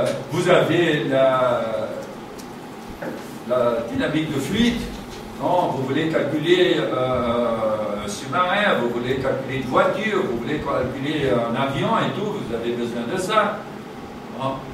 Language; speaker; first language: French; non-native, fluent; Portuguese